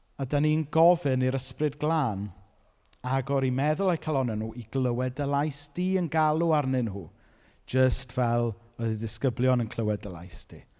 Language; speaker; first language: Welsh; native; Welsh